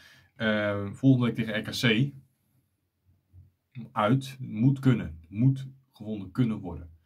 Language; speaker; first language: Dutch; native; Dutch